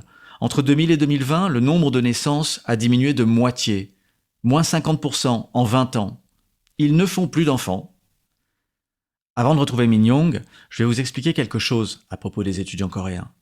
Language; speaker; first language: French; native; French